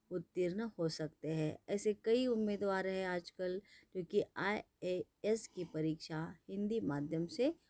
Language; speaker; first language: Hindi; non-native, local second language; Marathi